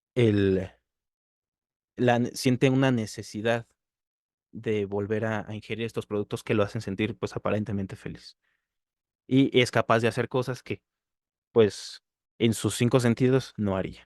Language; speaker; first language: Spanish; native; Spanish